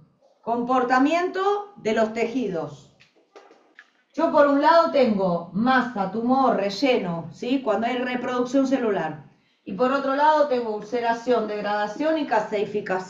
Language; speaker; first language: Spanish; native; Spanish